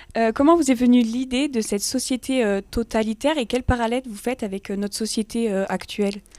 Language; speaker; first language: French; native; French